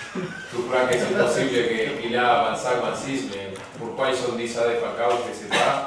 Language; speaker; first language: French; non-native, learner; Spanish